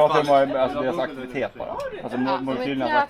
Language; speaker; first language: Swedish; native; Swedish